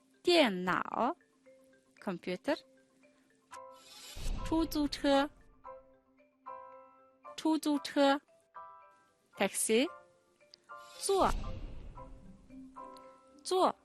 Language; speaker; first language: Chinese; non-native, fluent; Mongolian